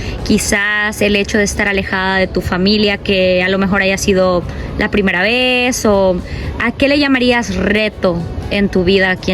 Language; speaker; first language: Spanish; native; Spanish